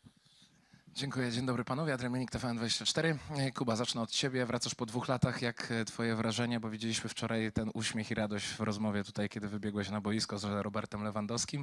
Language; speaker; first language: Polish; native; Polish